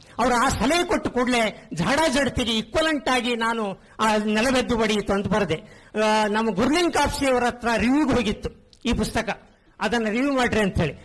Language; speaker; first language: Kannada; non-native, local second language; Konkani